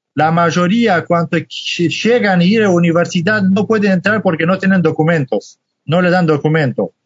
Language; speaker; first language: Spanish; non-native, fluent; Arabic